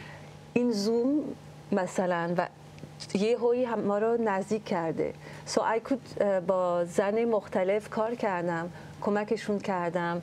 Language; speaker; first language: Persian; early bilingual, heritage; French